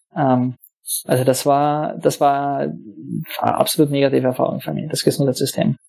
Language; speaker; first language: German; native; German